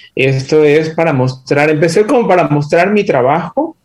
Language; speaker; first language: Spanish; native; Spanish